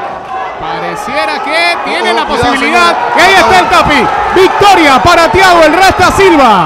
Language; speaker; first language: Spanish; native; Spanish